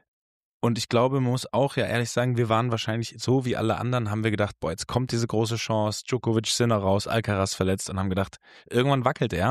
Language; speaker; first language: German; native; German